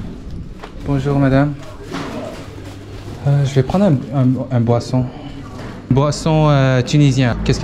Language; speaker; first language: French; non-native, learner; Korean